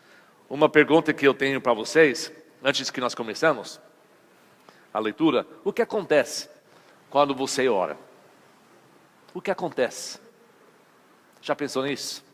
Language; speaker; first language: Portuguese; non-native, fluent; English